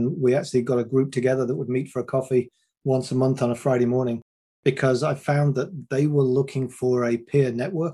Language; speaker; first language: English; native; English